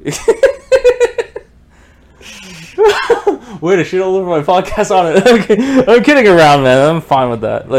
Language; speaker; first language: English; native; English